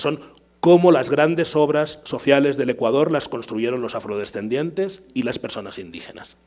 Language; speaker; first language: Spanish; native; Spanish